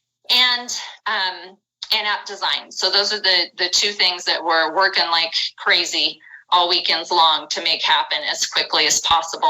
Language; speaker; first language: English; native; English